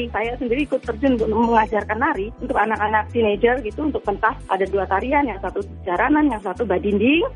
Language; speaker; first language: Indonesian; native; Indonesian